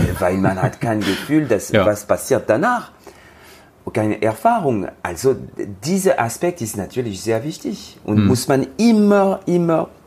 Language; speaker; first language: German; non-native, learner; French